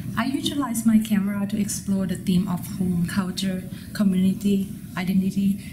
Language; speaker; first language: English; non-native, fluent; Thai